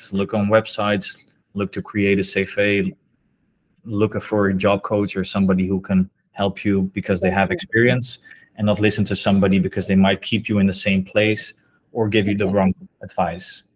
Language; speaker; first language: English; non-native, fluent; Dutch